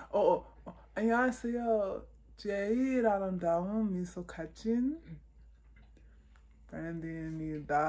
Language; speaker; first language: Korean; non-native, learner; English